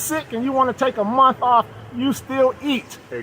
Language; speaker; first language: English; native; English